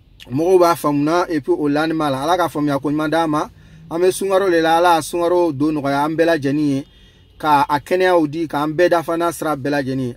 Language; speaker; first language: French; non-native, local second language; Dyula